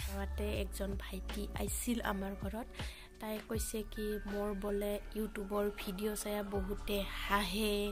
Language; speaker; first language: Assamese; non-native, local second language; Rangpuri